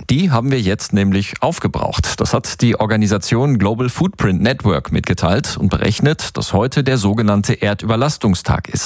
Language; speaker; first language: German; native; German